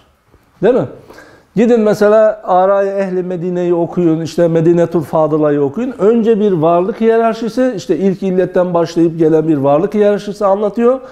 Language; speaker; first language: Turkish; native; Turkish